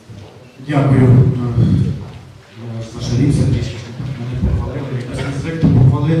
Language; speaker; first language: Ukrainian; native; Ukrainian